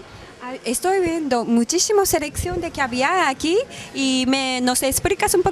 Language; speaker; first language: Spanish; non-native, fluent; Japanese